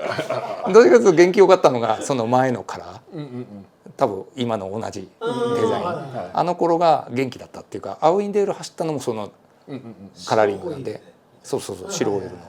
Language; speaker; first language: Japanese; native; Japanese